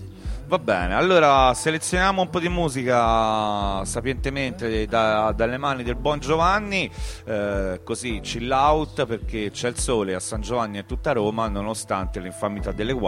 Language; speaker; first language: Italian; native; Italian